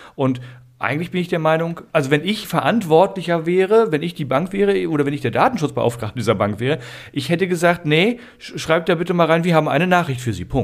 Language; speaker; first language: German; native; German